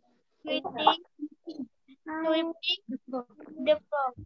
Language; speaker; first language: English; non-native, learner; Indonesian